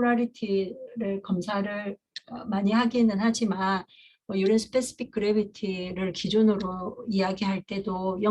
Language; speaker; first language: Korean; native; Korean